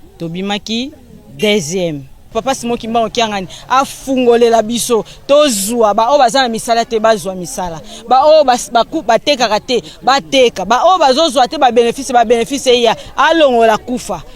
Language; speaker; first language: Lingala; non-native, local second language; Kongo